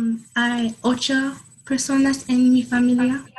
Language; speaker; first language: Spanish; non-native, learner; English